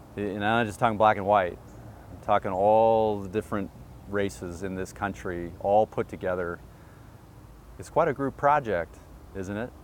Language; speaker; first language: English; early bilingual, other home language; Dutch